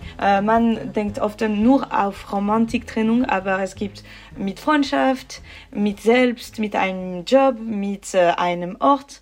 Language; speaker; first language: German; non-native, learner; French